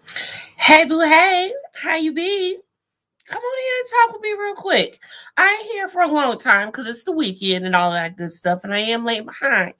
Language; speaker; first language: English; native; English